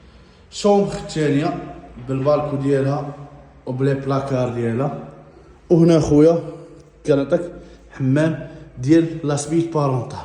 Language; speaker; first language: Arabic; native; Arabic